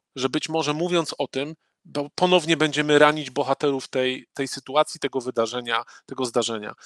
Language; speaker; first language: Polish; native; Polish